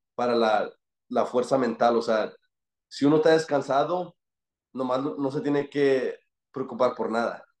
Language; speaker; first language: Spanish; early bilingual, heritage; Spanish